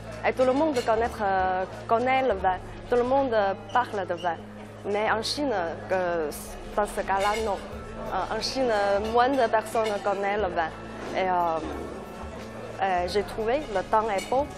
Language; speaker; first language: French; non-native, learner; Chinese